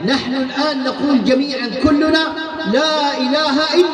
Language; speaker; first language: Arabic; native; Arabic